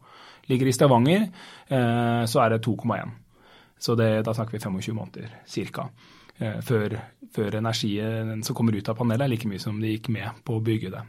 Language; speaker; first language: Norwegian; native; Norwegian